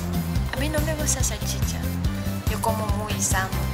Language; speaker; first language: Spanish; non-native, learner; Korean